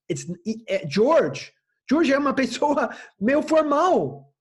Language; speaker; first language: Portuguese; non-native, fluent; English